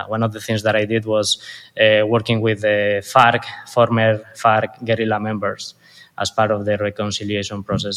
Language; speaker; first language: English; non-native, fluent; Spanish